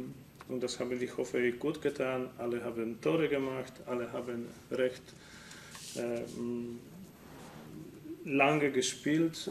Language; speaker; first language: German; non-native, fluent; Polish